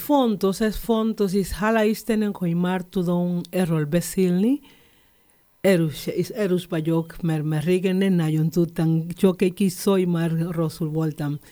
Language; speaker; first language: Hungarian; non-native, fluent; Spanish